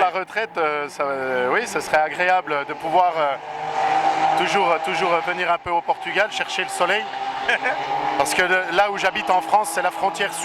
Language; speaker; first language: French; native; French